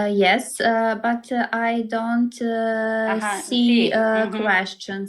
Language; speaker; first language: English; non-native, learner; Serbian